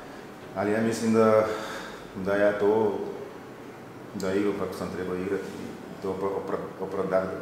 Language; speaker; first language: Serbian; non-native, fluent; Portuguese